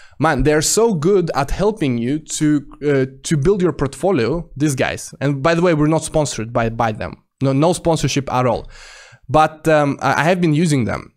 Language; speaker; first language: English; non-native, fluent; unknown